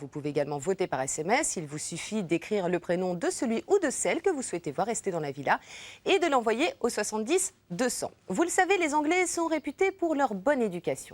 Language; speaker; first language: French; native; French